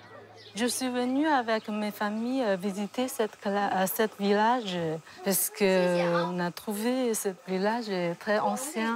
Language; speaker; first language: French; non-native, learner; Chinese